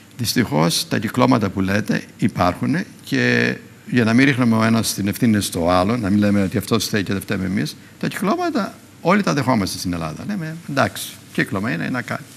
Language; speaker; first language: Greek; native; Greek